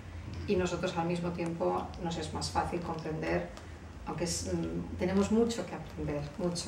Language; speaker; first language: Spanish; native; Spanish